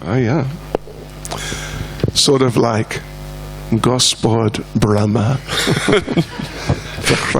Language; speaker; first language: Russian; non-native, learner; English